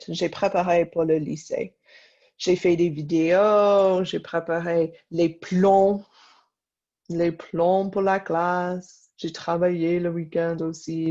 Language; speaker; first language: French; non-native, fluent; English